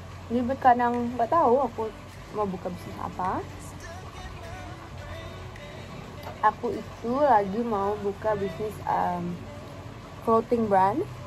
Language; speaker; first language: Indonesian; early bilingual, heritage; Indonesian